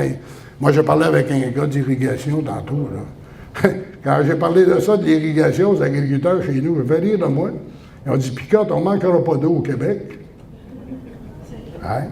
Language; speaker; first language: French; native; French